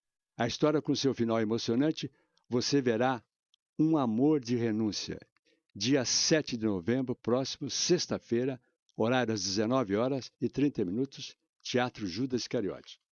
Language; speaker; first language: Portuguese; native; Portuguese